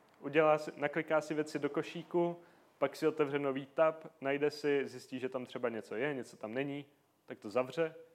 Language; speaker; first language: Czech; native; Czech